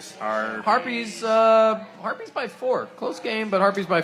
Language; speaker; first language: English; native; English